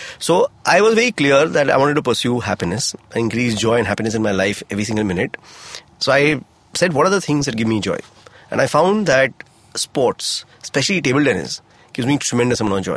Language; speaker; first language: English; non-native, local second language; Hindi